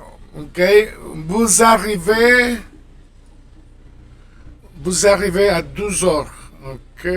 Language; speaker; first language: French; non-native, fluent; Spanish